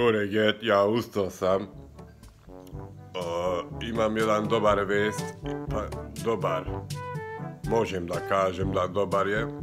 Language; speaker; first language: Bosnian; non-native, local second language; Hungarian